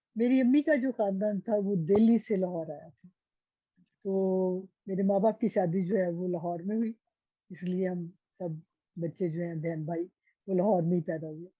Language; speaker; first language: Urdu; native; Urdu